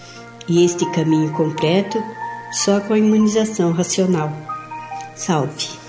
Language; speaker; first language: Portuguese; native; Portuguese